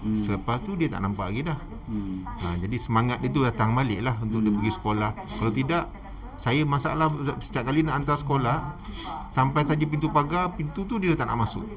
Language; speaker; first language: Malay; native; Malay